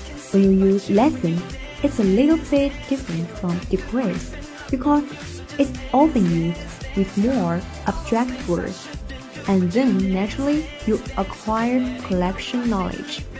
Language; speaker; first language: English; non-native, fluent; Chinese